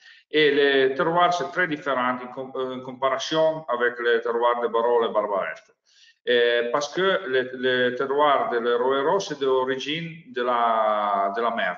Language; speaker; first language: French; non-native, learner; Italian